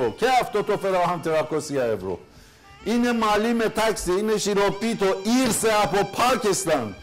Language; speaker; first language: Greek; non-native, learner; Persian